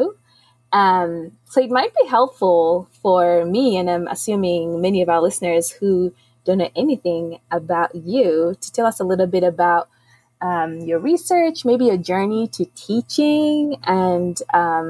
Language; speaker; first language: English; non-native, local second language; Ganda